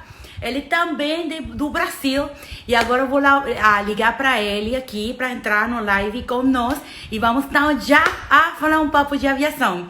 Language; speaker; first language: Portuguese; non-native, fluent; Spanish